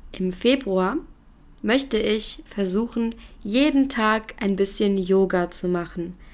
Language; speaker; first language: German; native; German